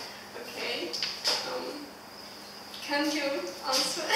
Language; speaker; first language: English; non-native, learner; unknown